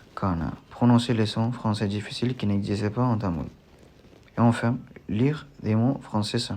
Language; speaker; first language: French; non-native, learner; Tamil